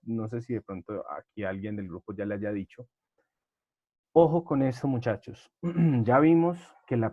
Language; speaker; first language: Spanish; native; Spanish